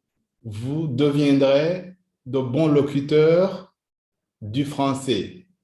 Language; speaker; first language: French; non-native, local second language; Kinyarwanda